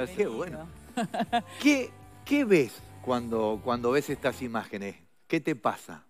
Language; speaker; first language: Spanish; native; Spanish